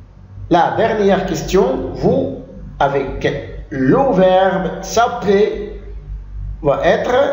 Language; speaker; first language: French; non-native, fluent; Arabic